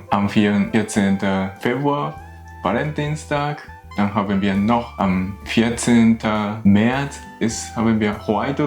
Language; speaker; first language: German; non-native, learner; Japanese